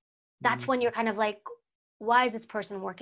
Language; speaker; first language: English; early bilingual, other home language; Greek